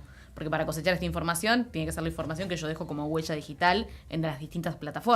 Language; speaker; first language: Spanish; native; Spanish